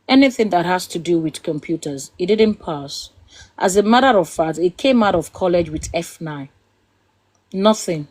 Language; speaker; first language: English; non-native, local second language; Yoruba